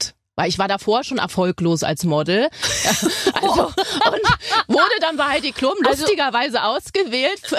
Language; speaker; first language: German; native; German